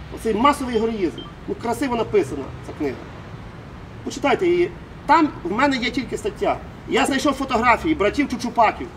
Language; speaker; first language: Ukrainian; native; Ukrainian